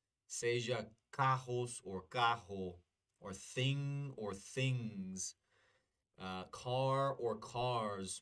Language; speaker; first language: Portuguese; non-native, fluent; English